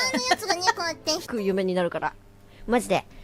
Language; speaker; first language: Japanese; native; Japanese